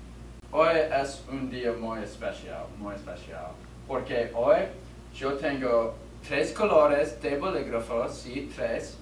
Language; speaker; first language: Spanish; non-native, learner; English